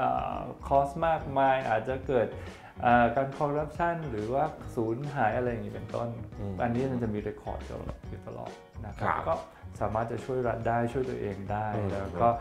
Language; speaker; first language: Thai; native; Thai